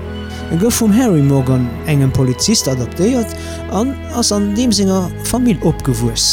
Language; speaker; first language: German; non-native, learner; Luxembourgish